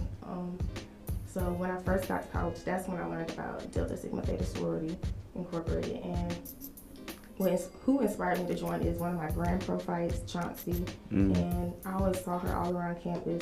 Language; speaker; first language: English; native; English